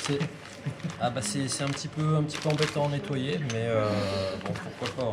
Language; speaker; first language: French; native; French